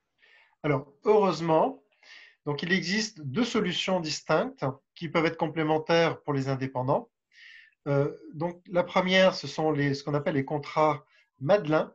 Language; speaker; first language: French; native; French